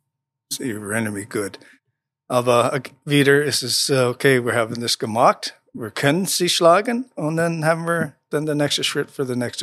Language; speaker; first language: German; non-native, learner; English